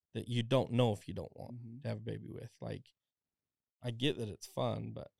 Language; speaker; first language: English; native; English